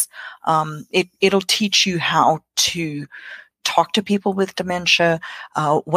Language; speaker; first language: English; non-native, local second language; Afrikaans